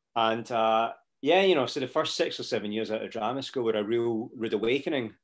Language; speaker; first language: English; native; English